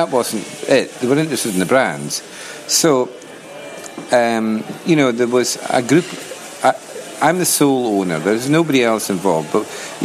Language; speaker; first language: English; native; English